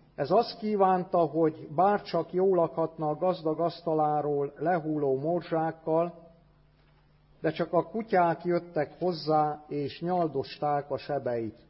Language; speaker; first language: Hungarian; native; Hungarian